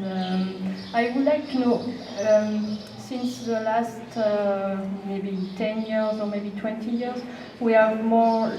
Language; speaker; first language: English; non-native, learner; French